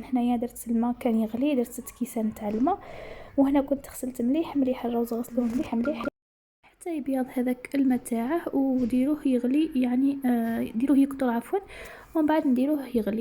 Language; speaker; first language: Arabic; native; Arabic